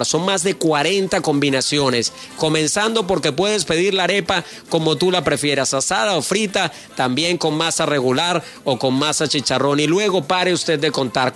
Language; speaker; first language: Spanish; native; Spanish